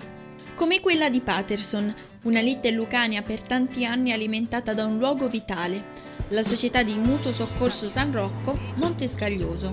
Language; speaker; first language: Italian; native; Italian